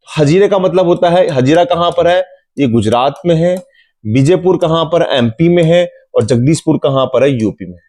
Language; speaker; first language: Hindi; native; Hindi